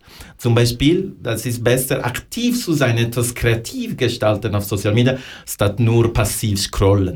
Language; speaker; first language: German; non-native, fluent; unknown